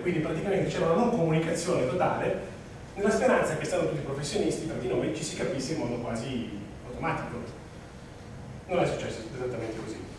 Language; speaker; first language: Italian; native; Italian